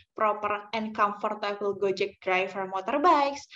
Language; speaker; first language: English; non-native, learner; Indonesian